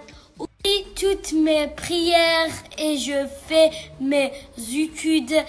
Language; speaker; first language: French; non-native, learner; Arabic